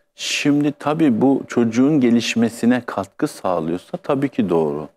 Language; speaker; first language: Turkish; native; Turkish